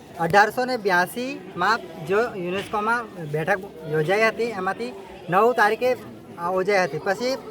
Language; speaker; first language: Gujarati; non-native, local second language; Rathawi